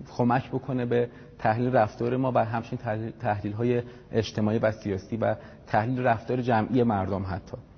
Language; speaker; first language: Persian; native; Persian